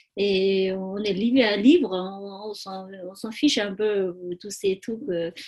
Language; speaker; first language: French; non-native, learner; Tibetan